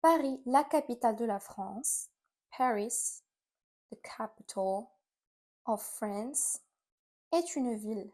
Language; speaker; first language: French; non-native, fluent; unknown